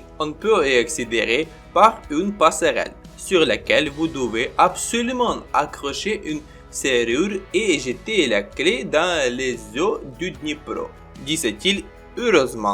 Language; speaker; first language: French; non-native, learner; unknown